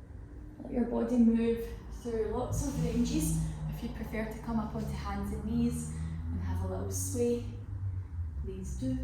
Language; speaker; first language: English; native; English